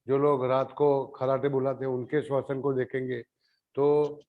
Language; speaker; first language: Hindi; non-native, local second language; Gujarati